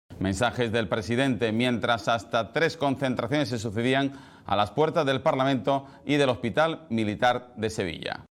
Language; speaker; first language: Spanish; native; Spanish